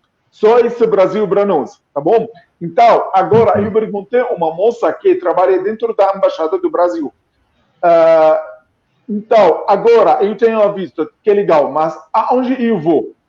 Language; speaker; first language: Portuguese; non-native, fluent; Arabic